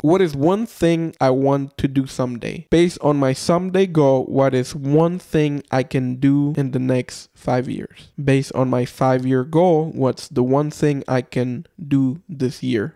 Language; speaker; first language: English; early bilingual, other home language; Spanish